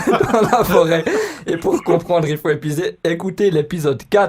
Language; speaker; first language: French; native; French